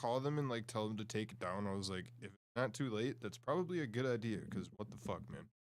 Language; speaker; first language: English; native; English